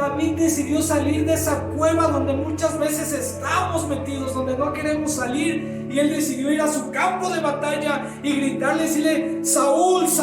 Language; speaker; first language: Spanish; native; Spanish